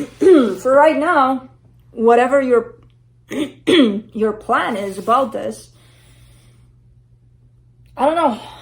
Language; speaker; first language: English; native; English